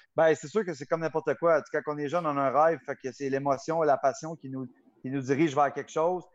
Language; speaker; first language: French; native; French